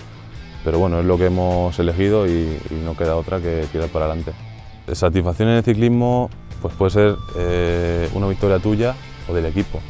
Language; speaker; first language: Spanish; native; Spanish